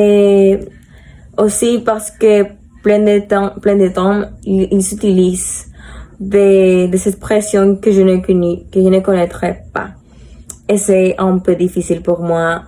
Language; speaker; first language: French; non-native, learner; Spanish